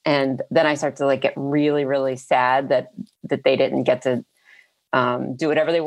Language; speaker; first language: English; native; English